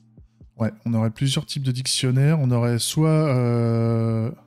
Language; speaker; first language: French; native; French